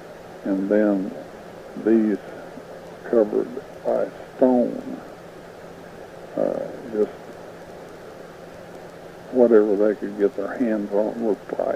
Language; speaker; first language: English; native; English